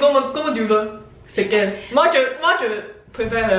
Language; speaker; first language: French; non-native, learner; Chinese